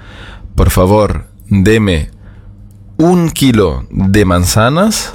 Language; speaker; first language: Spanish; non-native, fluent; German